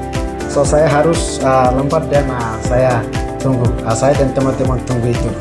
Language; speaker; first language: Indonesian; non-native, learner; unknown